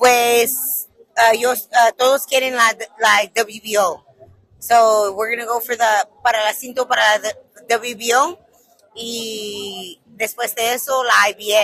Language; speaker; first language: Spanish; non-native, learner; English